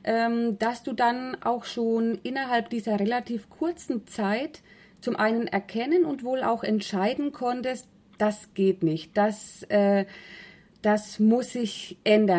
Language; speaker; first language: German; native; German